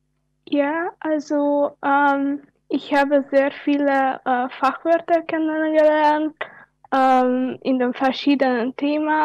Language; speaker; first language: German; non-native, learner; Hungarian